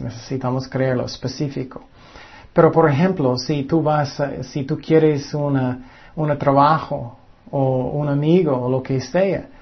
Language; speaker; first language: Spanish; non-native, fluent; English